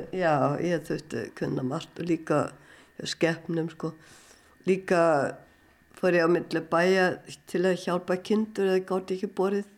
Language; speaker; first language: Icelandic; non-native, fluent; German